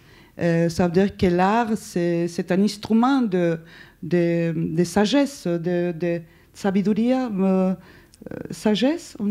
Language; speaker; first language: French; non-native, fluent; Spanish